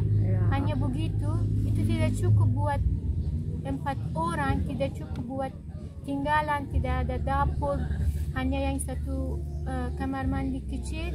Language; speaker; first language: Indonesian; non-native, learner; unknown